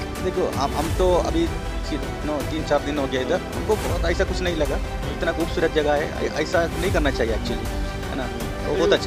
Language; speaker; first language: Hindi; non-native, local second language; Malayalam